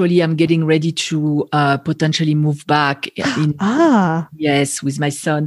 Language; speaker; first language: English; non-native, fluent; French